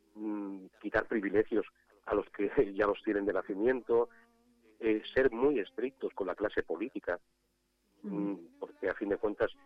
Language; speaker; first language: Spanish; native; Spanish